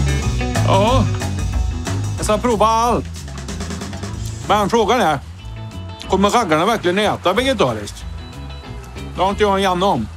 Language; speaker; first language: Swedish; native; Swedish